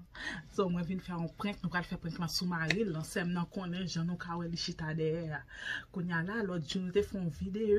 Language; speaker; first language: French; non-native, learner; Haitian Creole